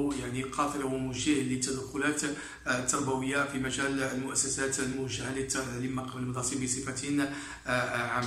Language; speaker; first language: Arabic; native; Arabic